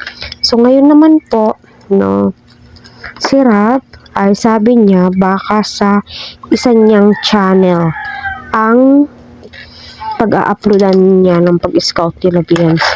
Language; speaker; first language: Filipino; native; Filipino